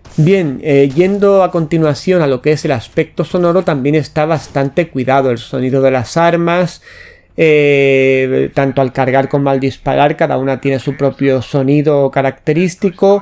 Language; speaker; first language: Spanish; native; Spanish